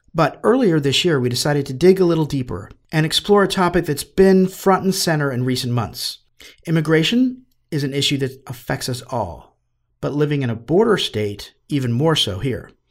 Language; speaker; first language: English; native; English